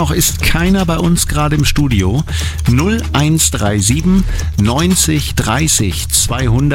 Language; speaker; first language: German; native; German